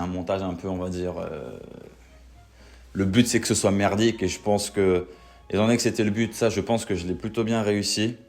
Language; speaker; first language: French; native; French